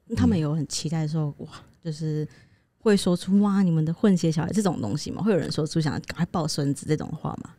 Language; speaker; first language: Chinese; native; Chinese